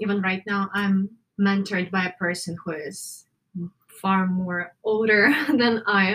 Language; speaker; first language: English; non-native, fluent; Ukrainian